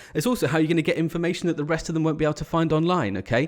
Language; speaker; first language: English; native; English